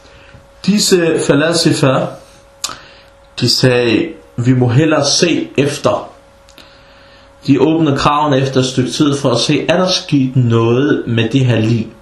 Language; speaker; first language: Danish; non-native, fluent; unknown